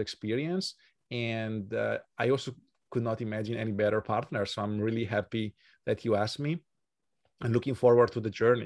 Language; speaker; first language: English; non-native, fluent; Italian